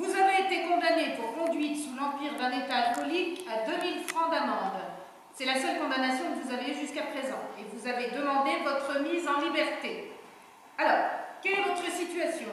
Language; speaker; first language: French; native; French